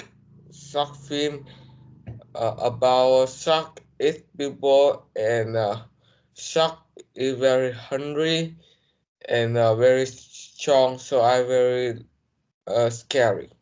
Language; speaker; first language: English; non-native, learner; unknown